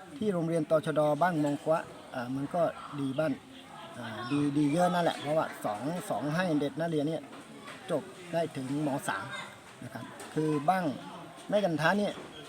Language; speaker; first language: Thai; non-native, local second language; S'gaw Karen